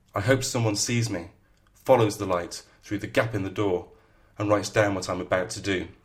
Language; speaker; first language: English; native; English